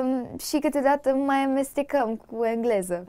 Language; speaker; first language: Romanian; early bilingual, heritage; Romanian